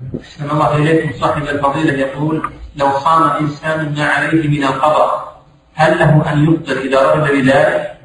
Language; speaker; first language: Arabic; native; Arabic